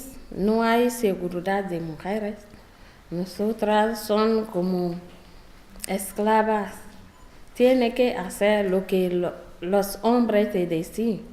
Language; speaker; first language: Spanish; non-native, learner; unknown